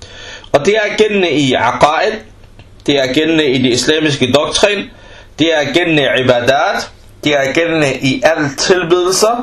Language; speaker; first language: Danish; non-native, fluent; Arabic